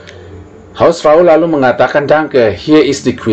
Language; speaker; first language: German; non-native, fluent; Indonesian